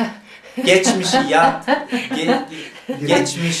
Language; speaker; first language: Turkish; native; Turkish